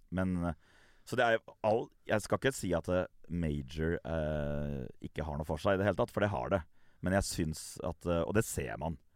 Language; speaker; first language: Norwegian; native; Norwegian